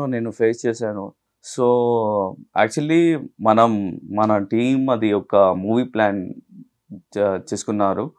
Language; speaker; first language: Telugu; non-native, local second language; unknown